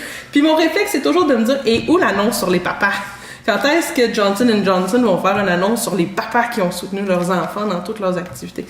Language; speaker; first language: French; native; French